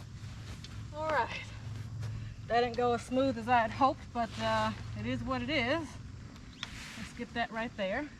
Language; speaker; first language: English; native; English